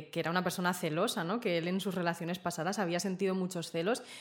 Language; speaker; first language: Spanish; native; Spanish